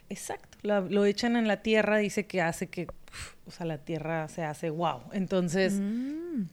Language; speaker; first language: Spanish; native; Spanish